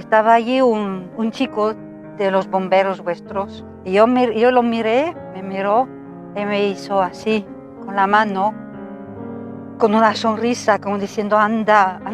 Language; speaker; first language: Spanish; non-native, fluent; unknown